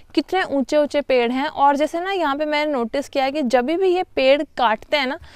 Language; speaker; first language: Hindi; native; Hindi